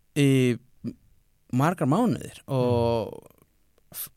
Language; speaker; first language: Icelandic; non-native, fluent; Spanish